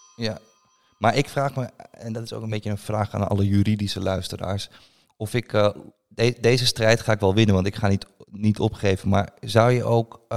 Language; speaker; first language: Dutch; native; Dutch